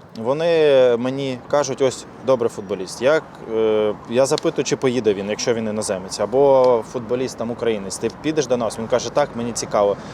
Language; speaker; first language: Ukrainian; non-native, local second language; Russian